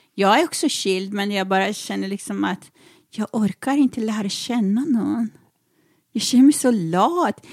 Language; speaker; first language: Swedish; non-native, fluent; Persian